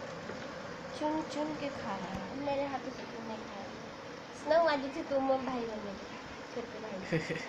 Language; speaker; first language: Hindi; non-native, local second language; Odia